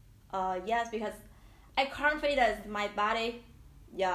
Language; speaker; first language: English; non-native, learner; Vietnamese